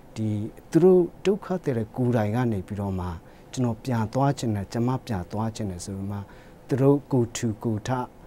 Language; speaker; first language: Burmese; non-native, local second language; Hakha Chin